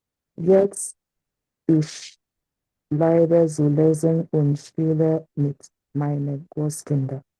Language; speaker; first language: German; non-native, learner; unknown